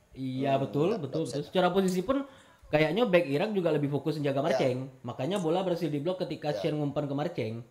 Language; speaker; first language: Indonesian; non-native, local second language; Minangkabau